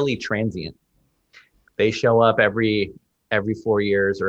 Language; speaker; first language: English; early bilingual, other home language; Spanish